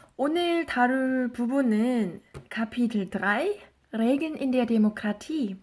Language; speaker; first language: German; non-native, fluent; Korean